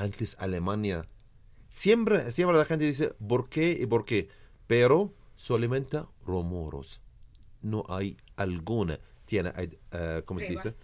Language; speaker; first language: Spanish; non-native, learner; Arabic